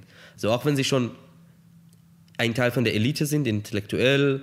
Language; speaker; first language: German; non-native, fluent; Hebrew